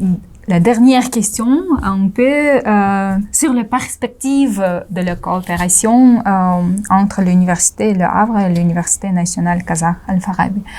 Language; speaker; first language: French; non-native, learner; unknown